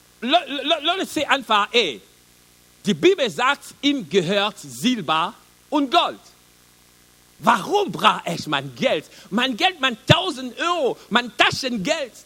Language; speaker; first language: German; non-native, learner; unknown